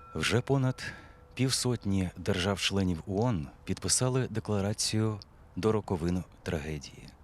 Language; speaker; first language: Ukrainian; native; Ukrainian